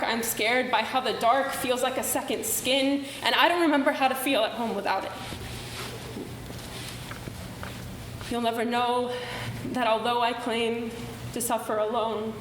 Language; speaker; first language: English; native; English